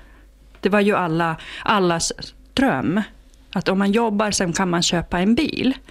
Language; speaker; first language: Swedish; non-native, fluent; Finnish